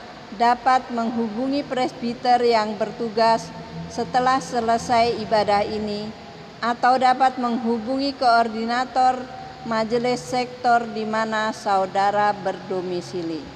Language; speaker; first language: Indonesian; native; Indonesian